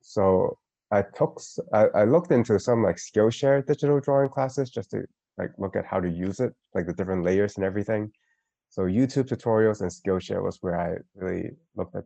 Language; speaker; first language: English; non-native, local second language; Cantonese